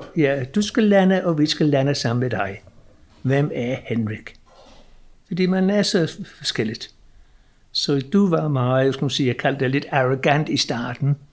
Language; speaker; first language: Danish; non-native, fluent; English